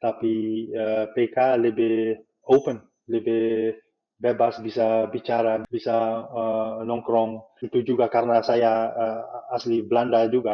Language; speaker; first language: Indonesian; non-native, fluent; Dutch